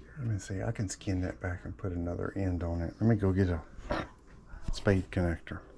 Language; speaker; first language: English; native; English